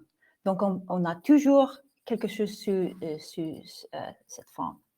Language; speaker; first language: French; non-native, fluent; English